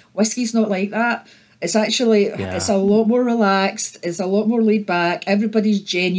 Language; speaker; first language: English; native; English